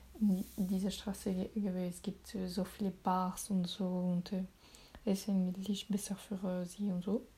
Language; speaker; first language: German; non-native, learner; French